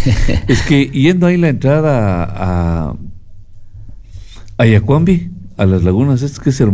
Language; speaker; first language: Spanish; native; Spanish